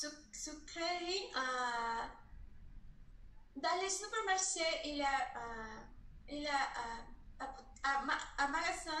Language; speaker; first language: French; non-native, learner; Spanish